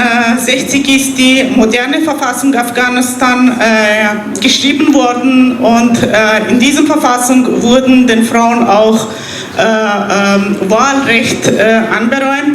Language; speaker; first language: German; non-native, fluent; Pashto